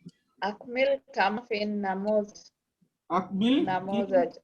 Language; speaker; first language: Arabic; non-native, learner; Divehi